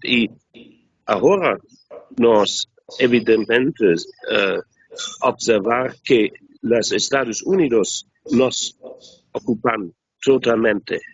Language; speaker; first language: Spanish; non-native, learner; German